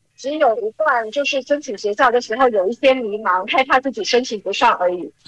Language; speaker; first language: Chinese; early bilingual, heritage; Chinese